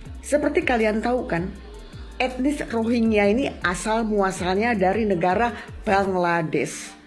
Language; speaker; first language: Indonesian; native; Indonesian